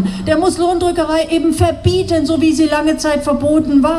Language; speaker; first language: German; native; German